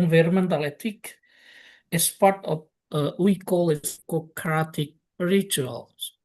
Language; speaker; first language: English; non-native, local second language; Indonesian